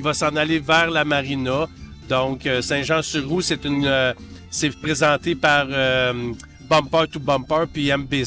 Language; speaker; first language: French; native; French